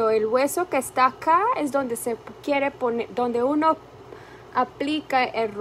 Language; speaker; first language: Spanish; early bilingual, heritage; Spanish